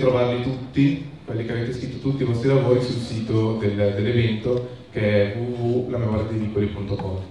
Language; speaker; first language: Italian; native; Italian